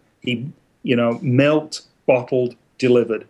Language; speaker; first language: English; native; English